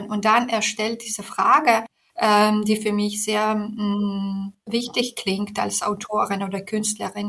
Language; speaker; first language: German; non-native, fluent; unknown